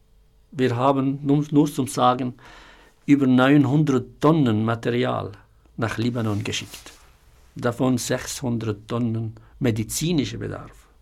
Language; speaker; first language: German; non-native, fluent; Arabic